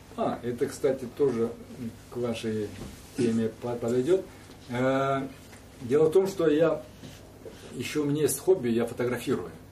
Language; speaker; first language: Russian; non-native, local second language; Kazakh